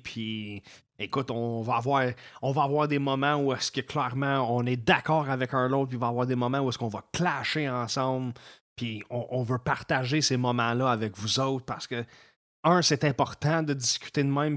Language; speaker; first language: French; native; French